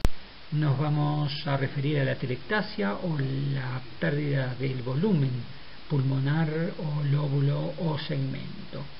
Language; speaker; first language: Spanish; native; Spanish